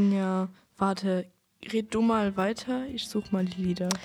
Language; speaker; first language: German; native; German